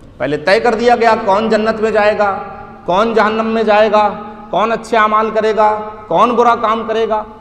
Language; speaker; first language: Urdu; native; Urdu